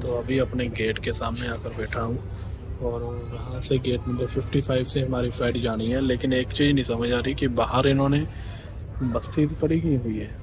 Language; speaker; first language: Hindi; native; Hindi